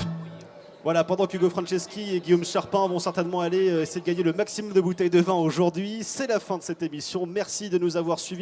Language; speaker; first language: French; native; French